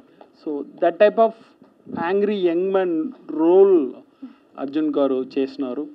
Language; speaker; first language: Telugu; non-native, learner; Tamil